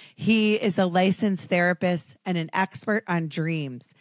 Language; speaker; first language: English; native; English